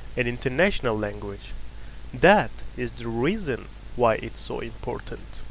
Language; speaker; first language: English; non-native, fluent; Turkish